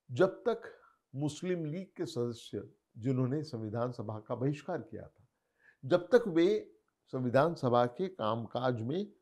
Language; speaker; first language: Hindi; non-native, local second language; Marathi